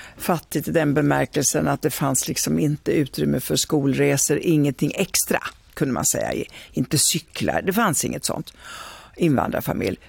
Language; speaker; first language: Swedish; early bilingual, other home language; Italian